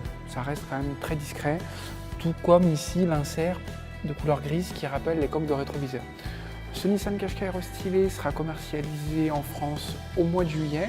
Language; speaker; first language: French; native; French